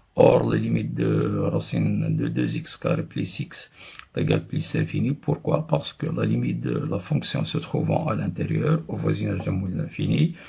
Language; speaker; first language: French; non-native, local second language; Arabic